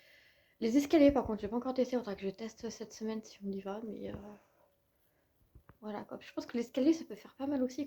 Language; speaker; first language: French; native; French